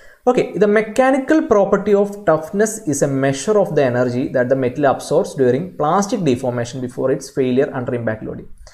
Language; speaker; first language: English; non-native, local second language; Malayalam